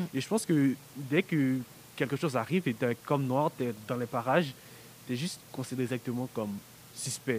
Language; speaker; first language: French; early bilingual, other home language; Haitian Creole